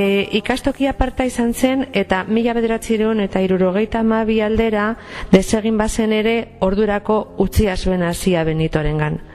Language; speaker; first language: Basque; non-native, local second language; Spanish